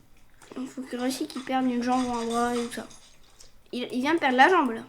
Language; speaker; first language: French; native; French